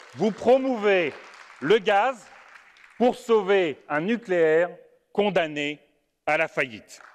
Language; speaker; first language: French; native; French